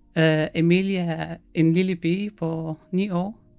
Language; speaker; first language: Danish; non-native, fluent; Arabic